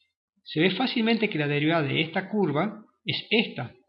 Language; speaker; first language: Spanish; native; Spanish